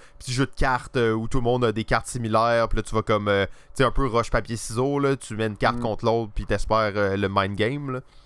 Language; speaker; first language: French; native; French